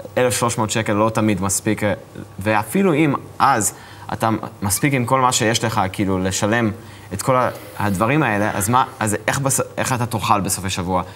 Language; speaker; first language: Hebrew; non-native, fluent; English